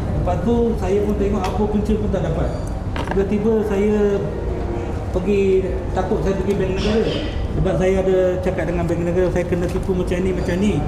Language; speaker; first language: Malay; non-native, local second language; Tamil